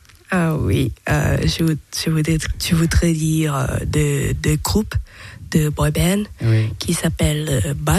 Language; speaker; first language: French; non-native, learner; Thai